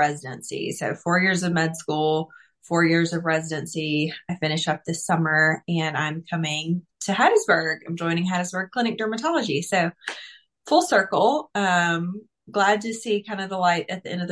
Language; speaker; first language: English; native; English